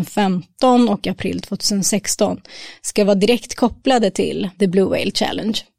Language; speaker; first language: Swedish; native; Swedish